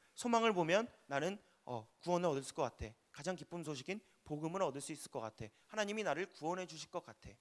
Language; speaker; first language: Korean; native; Korean